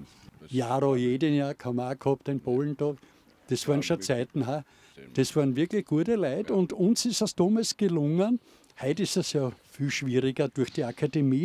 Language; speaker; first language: German; native; German